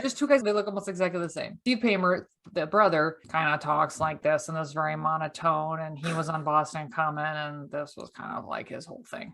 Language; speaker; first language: English; native; English